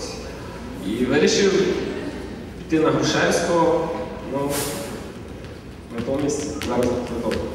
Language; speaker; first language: Ukrainian; native; Ukrainian